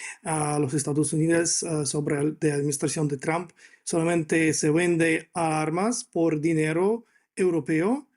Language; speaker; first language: Spanish; non-native, fluent; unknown